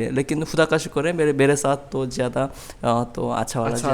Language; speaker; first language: Urdu; non-native, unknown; Korean